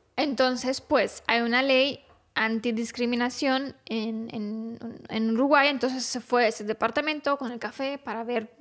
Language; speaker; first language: Spanish; non-native, fluent; Romanian